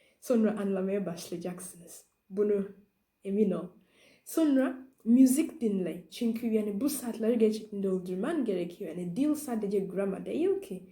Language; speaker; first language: Turkish; non-native, learner; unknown